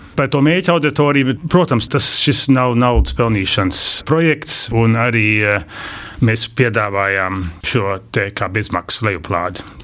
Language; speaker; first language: Latvian; early bilingual, heritage; Latvian